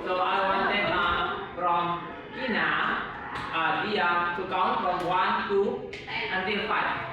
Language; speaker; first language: English; non-native, learner; Indonesian